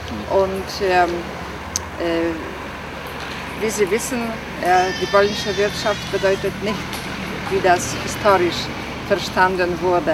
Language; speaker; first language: German; non-native, fluent; Polish